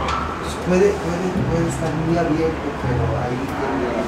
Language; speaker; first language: Spanish; native; Spanish